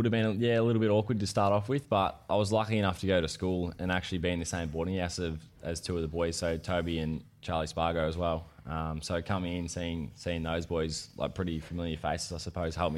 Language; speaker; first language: English; native; English